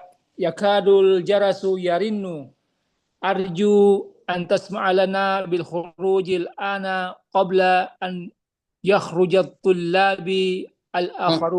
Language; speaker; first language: Arabic; non-native, learner; Indonesian